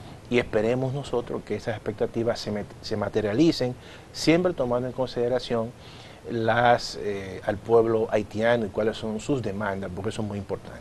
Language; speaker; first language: Spanish; native; Spanish